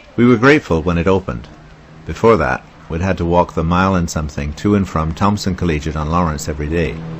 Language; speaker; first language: English; native; English